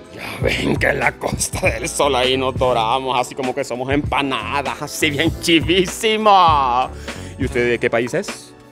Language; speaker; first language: Spanish; native; Spanish